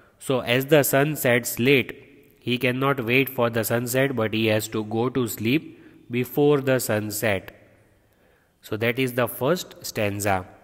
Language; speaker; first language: English; non-native, local second language; Gujarati